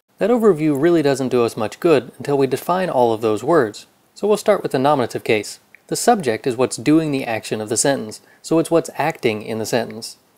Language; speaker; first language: English; native; English